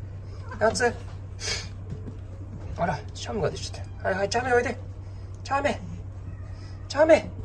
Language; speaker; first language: Japanese; native; Japanese